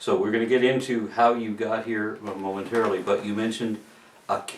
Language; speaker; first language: English; native; English